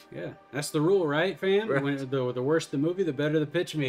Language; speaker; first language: English; native; English